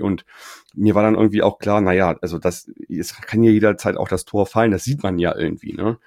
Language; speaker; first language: German; native; German